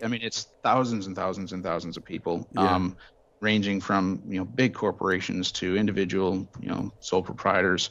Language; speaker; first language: English; native; English